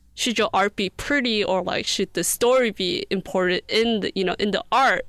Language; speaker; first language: English; early bilingual, other home language; Korean